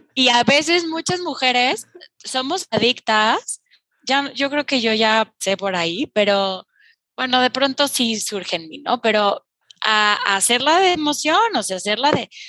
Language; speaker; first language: Spanish; native; Spanish